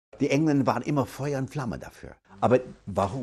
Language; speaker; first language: German; native; German